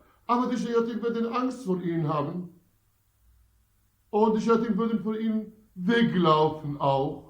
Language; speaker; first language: German; non-native, fluent; Arabic